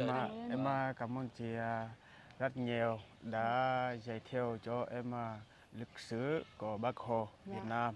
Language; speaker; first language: Vietnamese; non-native, fluent; Portuguese